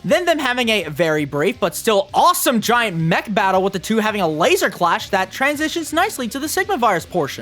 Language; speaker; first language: English; native; English